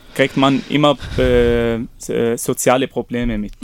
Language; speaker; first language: German; non-native, fluent; Arabic